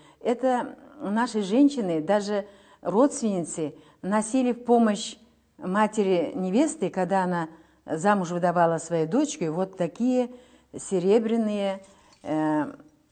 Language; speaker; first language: Russian; non-native, local second language; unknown